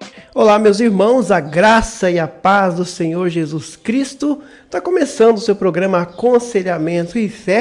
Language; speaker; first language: Portuguese; native; Portuguese